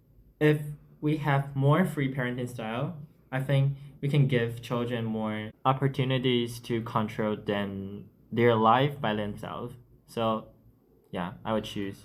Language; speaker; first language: English; non-native, learner; Chinese